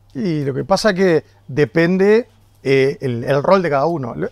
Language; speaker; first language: Spanish; native; Spanish